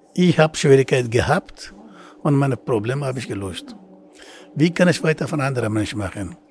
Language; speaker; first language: German; non-native, learner; Persian